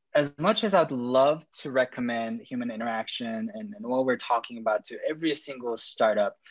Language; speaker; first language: English; non-native, fluent; Korean